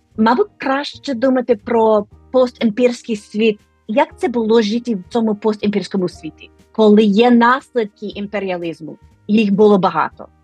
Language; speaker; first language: Ukrainian; non-native, fluent; English